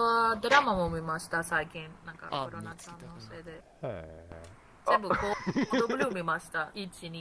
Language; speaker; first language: Japanese; non-native, learner; Spanish